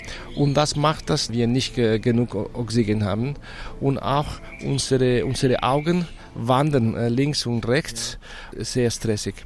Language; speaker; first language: German; non-native, fluent; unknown